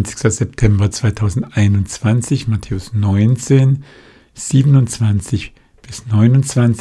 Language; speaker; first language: German; native; German